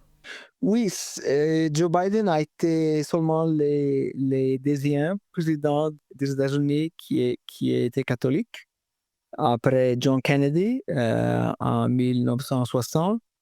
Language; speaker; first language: French; non-native, fluent; Italian